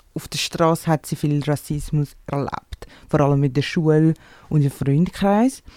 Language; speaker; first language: German; non-native, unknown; Portuguese